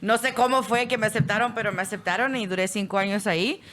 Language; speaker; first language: Spanish; early bilingual, heritage; Spanish